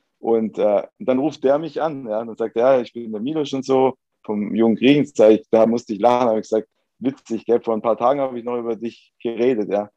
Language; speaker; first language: German; early bilingual, other home language; Italian